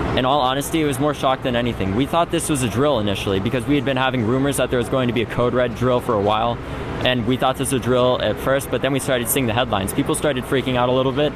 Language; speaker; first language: English; native; English